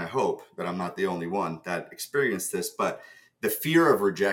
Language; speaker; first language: English; early bilingual, other home language; Russian